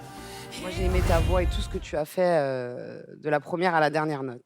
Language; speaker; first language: French; native; French